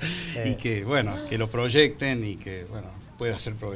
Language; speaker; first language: Spanish; native; Spanish